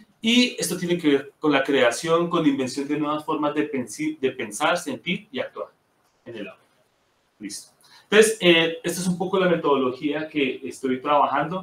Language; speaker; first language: Spanish; native; Spanish